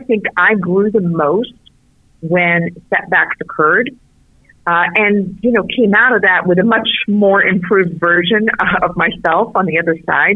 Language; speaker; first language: English; early bilingual, other home language; Arabic